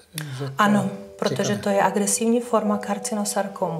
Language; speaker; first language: Czech; non-native, fluent; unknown